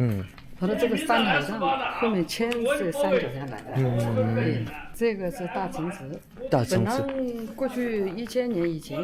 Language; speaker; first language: Chinese; native; Chinese